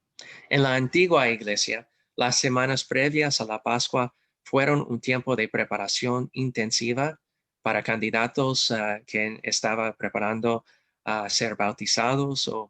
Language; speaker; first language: Spanish; non-native, fluent; English